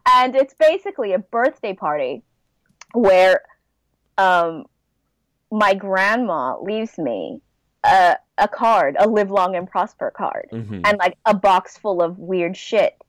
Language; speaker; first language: English; native; English